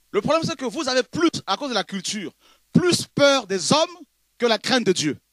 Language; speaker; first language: French; non-native, local second language; Lingala